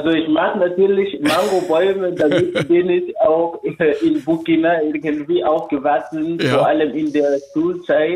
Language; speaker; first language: German; non-native, fluent; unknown